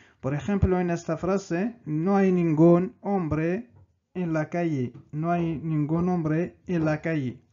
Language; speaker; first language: Spanish; non-native, fluent; Arabic